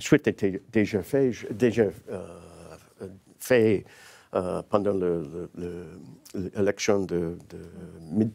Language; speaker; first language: French; non-native, learner; English